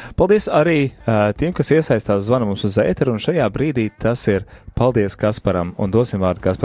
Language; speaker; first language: Latvian; native; Latvian